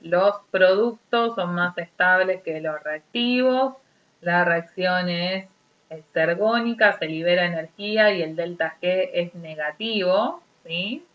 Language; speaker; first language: Spanish; native; Spanish